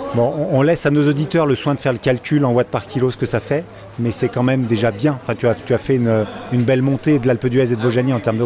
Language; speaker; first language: French; native; French